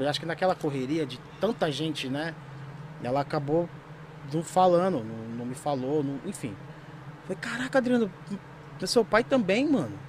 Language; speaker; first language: Portuguese; native; Portuguese